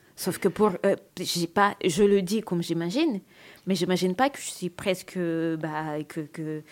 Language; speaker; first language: French; non-native, learner; Russian